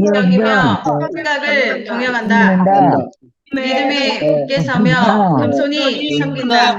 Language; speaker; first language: Korean; native; Korean